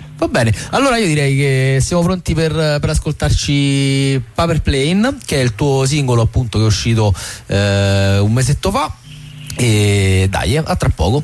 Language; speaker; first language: Italian; native; Italian